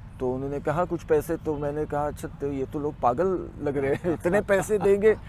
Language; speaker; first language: Hindi; non-native, local second language; Marathi